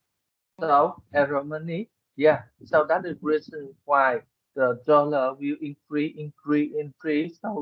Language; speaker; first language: English; non-native, learner; Vietnamese